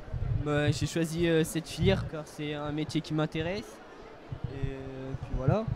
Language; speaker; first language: French; native; French